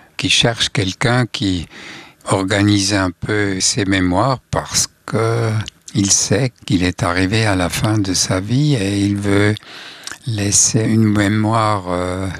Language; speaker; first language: French; non-native, fluent; German